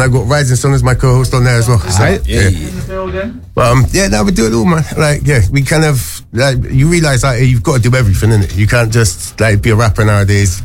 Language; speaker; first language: English; native; English